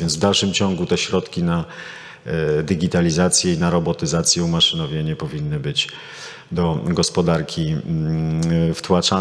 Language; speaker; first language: Polish; native; Polish